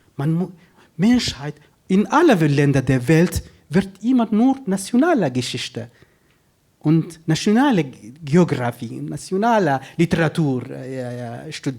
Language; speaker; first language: German; non-native, fluent; Kurdish